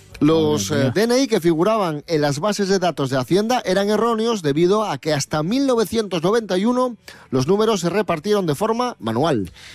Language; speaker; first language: Spanish; native; Spanish